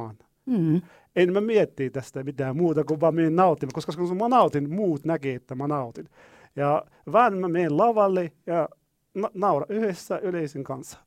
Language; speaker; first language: Finnish; non-native, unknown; Arabic